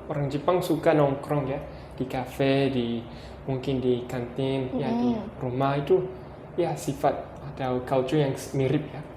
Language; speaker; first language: Indonesian; non-native, learner; Japanese